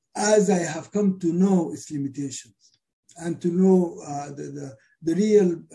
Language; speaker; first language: English; non-native, fluent; Arabic